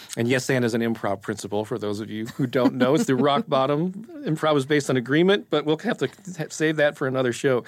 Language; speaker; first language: English; native; English